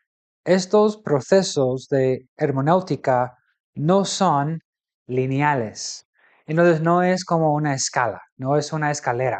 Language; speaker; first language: Spanish; non-native, fluent; English